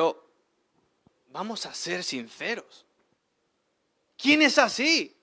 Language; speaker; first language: Spanish; native; Spanish